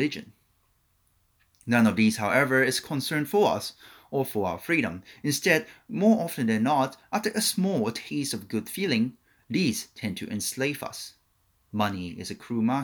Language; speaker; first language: English; non-native, local second language; Cantonese